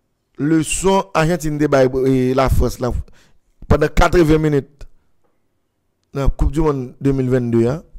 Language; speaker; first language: French; non-native, local second language; Haitian Creole